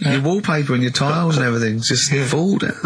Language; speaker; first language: English; native; English